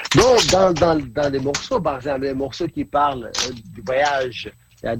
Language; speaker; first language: French; non-native, local second language; Mandingo